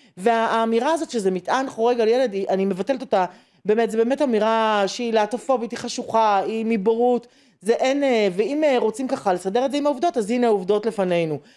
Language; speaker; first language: Hebrew; native; Hebrew